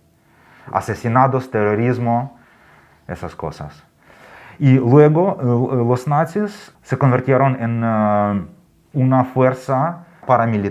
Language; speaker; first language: Spanish; non-native, fluent; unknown